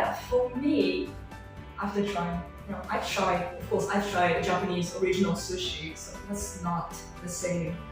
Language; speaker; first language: English; non-native, fluent; Portuguese